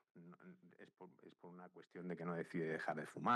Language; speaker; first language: Spanish; native; Spanish